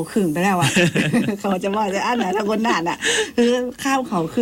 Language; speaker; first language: Thai; non-native, local second language; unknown